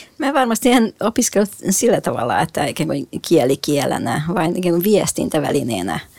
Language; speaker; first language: Finnish; non-native, fluent; Hungarian